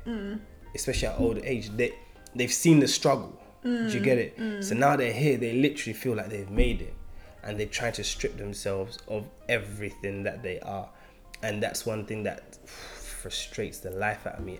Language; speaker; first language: English; native; English